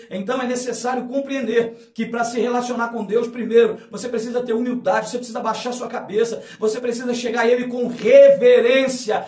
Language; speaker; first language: Portuguese; native; Portuguese